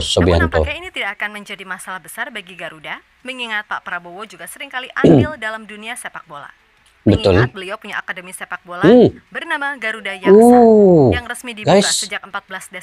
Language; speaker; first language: Indonesian; native; Indonesian